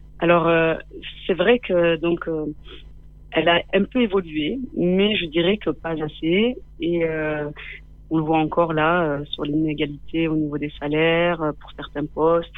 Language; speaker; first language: French; native; French